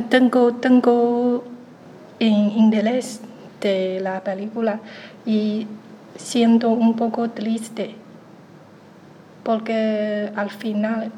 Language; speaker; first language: Spanish; non-native, learner; Chinese